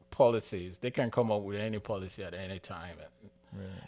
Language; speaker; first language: English; non-native, local second language; Igbo